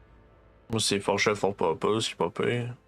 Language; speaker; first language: French; native; French